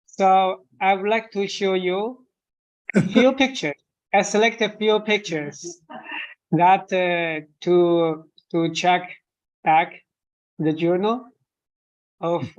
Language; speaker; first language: English; non-native, fluent; Chinese